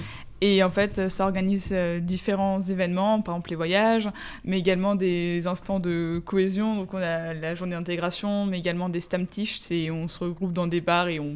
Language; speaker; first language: French; native; French